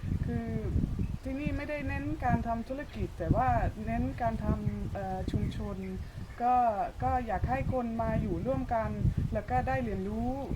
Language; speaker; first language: Thai; non-native, fluent; Dutch